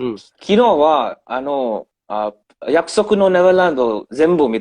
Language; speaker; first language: Japanese; non-native, learner; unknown